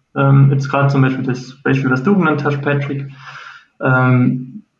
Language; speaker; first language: German; native; German